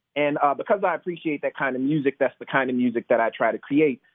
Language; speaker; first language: English; native; English